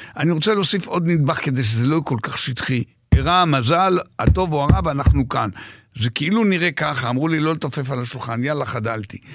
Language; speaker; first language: Hebrew; native; Hebrew